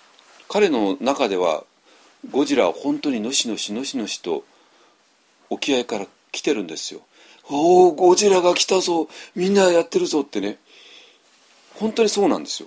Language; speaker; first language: Japanese; native; Japanese